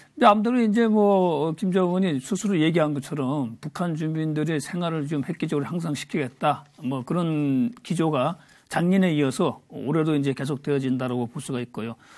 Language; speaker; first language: Korean; native; Korean